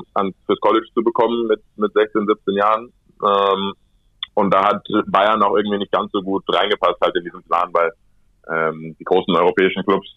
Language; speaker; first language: German; native; German